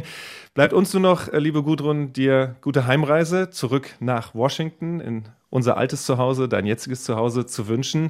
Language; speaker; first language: German; native; German